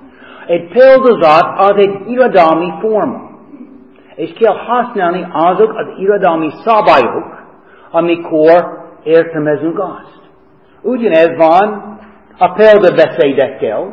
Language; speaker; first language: Hungarian; non-native, fluent; English